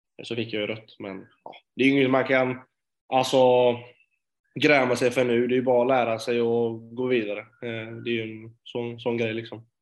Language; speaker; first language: Swedish; native; Swedish